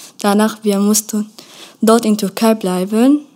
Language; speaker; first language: German; non-native, learner; Kurdish